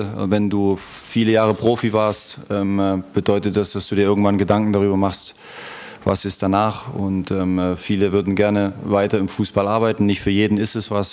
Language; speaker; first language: German; native; German